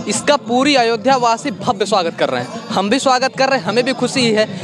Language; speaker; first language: Hindi; native; Hindi